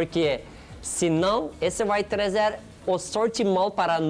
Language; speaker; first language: Portuguese; non-native, learner; Turkish